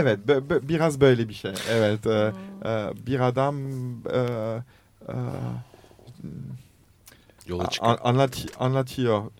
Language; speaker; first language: Turkish; non-native, learner; French